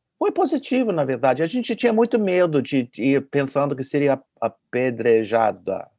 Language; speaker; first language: Portuguese; non-native, fluent; English